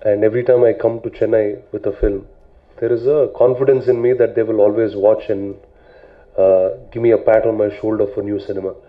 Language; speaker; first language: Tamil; non-native, learner; Telugu